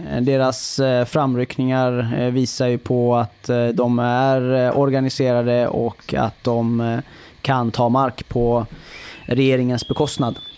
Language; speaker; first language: Swedish; early bilingual, other home language; Persian